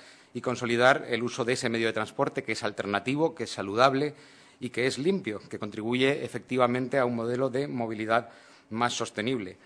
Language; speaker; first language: Spanish; native; Spanish